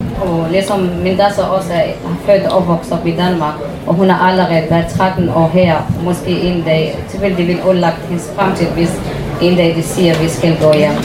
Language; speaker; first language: Danish; non-native, learner; Arabic